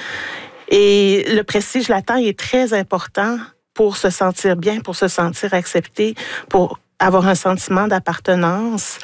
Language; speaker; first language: French; native; French